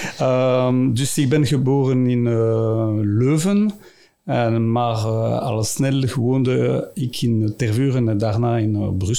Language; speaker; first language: Dutch; non-native, local second language; French